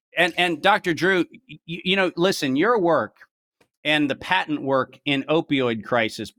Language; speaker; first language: English; native; English